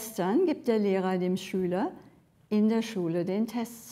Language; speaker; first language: German; non-native, fluent; English